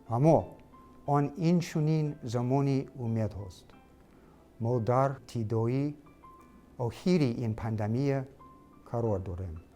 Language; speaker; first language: Tajik; non-native, learner; English